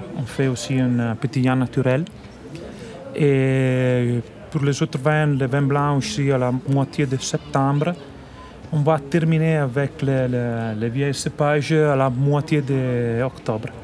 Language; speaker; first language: French; non-native, learner; Italian